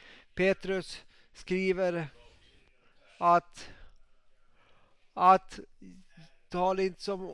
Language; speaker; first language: Swedish; non-native, local second language; Finnish